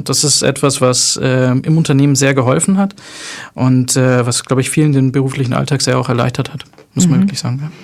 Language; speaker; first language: German; early bilingual, other home language; Arabic